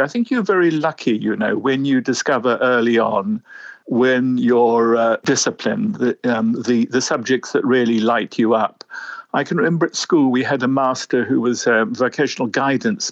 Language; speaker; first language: English; native; English